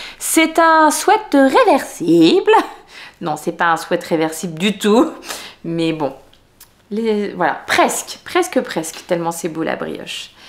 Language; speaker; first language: French; native; French